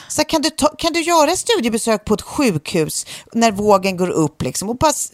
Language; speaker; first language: Swedish; native; Swedish